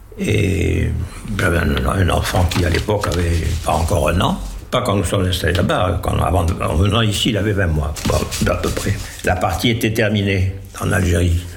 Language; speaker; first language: French; native; French